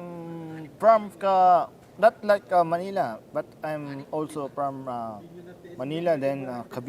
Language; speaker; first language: English; non-native, local second language; Filipino